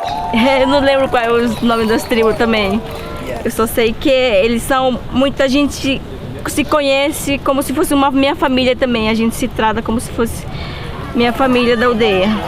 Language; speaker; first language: Portuguese; non-native, local second language; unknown